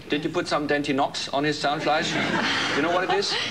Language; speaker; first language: English; non-native, fluent; German